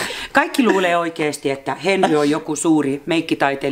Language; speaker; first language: Finnish; native; Finnish